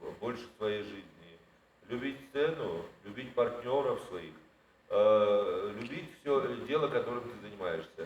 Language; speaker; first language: Russian; native; Russian